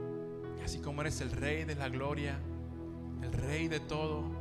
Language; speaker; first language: Spanish; native; Spanish